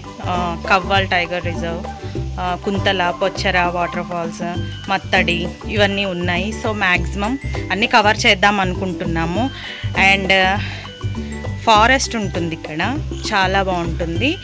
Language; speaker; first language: Telugu; native; Telugu